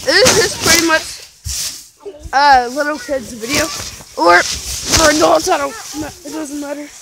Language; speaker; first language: English; native; English